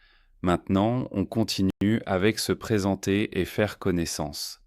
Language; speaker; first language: French; native; French